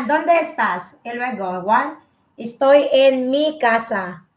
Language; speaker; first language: Spanish; non-native, learner; Filipino